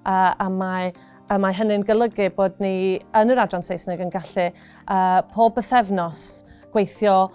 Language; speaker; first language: Welsh; non-native, local second language; English